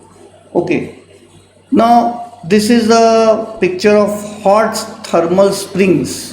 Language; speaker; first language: English; non-native, local second language; Hindi